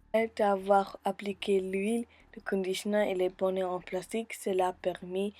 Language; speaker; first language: French; non-native, fluent; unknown